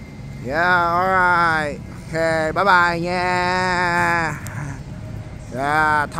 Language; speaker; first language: Vietnamese; early bilingual, heritage; Vietnamese